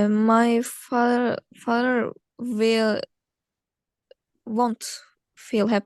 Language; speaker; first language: English; non-native, learner; Turkish